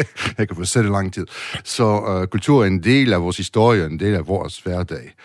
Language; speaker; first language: Danish; non-native, learner; French